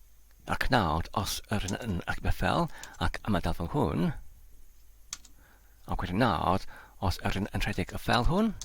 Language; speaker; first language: Welsh; non-native, learner; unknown